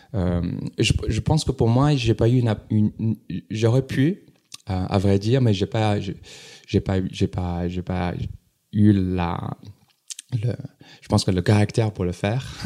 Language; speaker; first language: French; non-native, fluent; Chinese